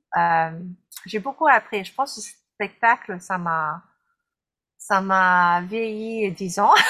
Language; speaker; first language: French; non-native, fluent; English